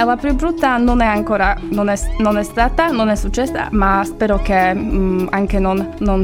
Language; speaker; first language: Italian; non-native, learner; Slovak